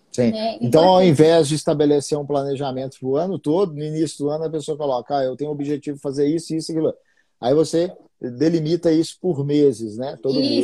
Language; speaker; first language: Portuguese; native; Portuguese